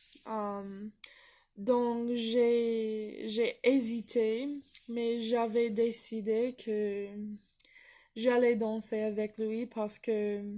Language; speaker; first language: French; non-native, fluent; English